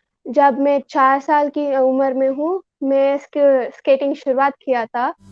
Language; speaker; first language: Hindi; non-native, local second language; Telugu